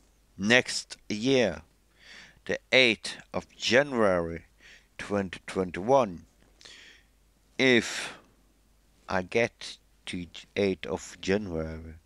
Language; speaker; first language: English; non-native, fluent; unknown